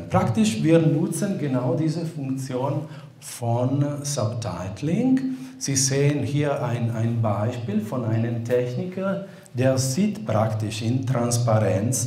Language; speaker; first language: German; non-native, fluent; Italian